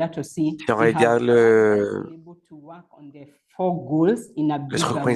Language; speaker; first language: French; non-native, learner; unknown